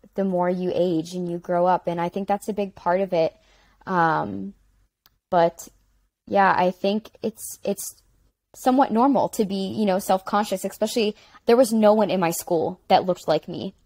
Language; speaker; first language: English; native; English